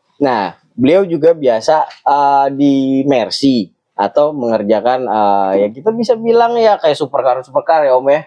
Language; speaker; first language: Indonesian; native; Indonesian